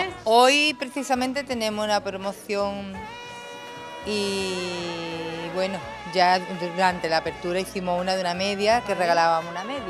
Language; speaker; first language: Spanish; native; Spanish